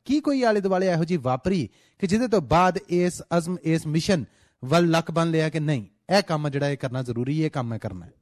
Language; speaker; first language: Punjabi; native; Punjabi